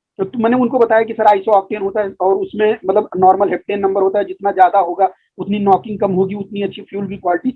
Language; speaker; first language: Hindi; native; Hindi